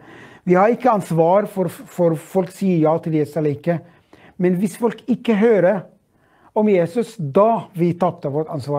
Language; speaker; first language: Norwegian; non-native, fluent; Arabic